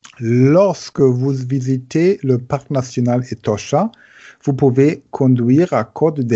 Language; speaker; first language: French; non-native, learner; German